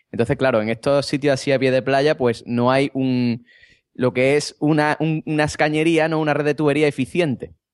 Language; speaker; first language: Spanish; native; Spanish